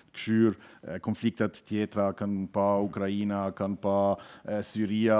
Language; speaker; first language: Albanian; non-native, fluent; German